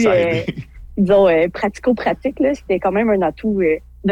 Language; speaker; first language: French; native; French